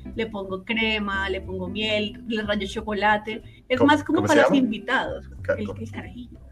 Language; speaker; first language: Spanish; native; Spanish